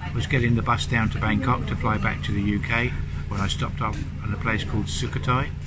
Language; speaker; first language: English; native; English